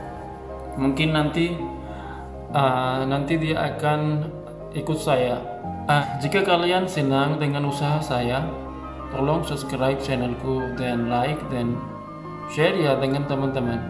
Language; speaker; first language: Indonesian; non-native, learner; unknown